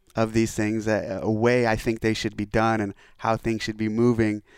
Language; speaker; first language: English; native; English